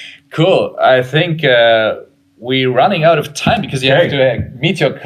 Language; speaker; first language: English; non-native, fluent; German